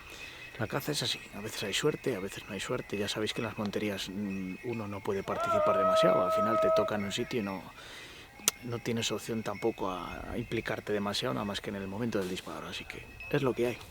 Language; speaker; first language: Spanish; native; Spanish